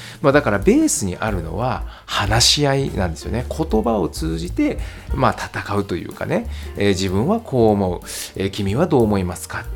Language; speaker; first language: Japanese; native; Japanese